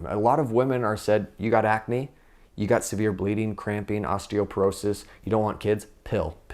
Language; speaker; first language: English; native; English